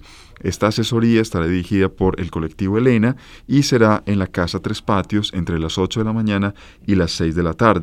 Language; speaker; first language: Spanish; native; Spanish